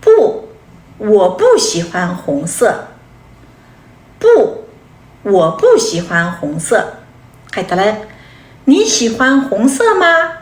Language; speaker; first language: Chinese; non-native, fluent; Kazakh